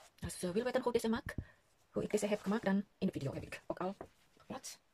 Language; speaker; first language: Dutch; non-native, learner; Indonesian